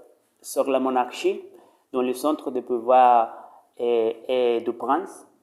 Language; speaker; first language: French; non-native, learner; Spanish